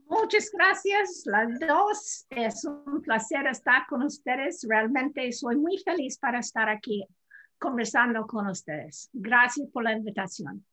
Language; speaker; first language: Spanish; non-native, fluent; English